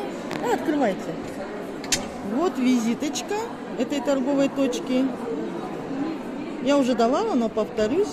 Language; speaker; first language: Russian; non-native, local second language; Kazakh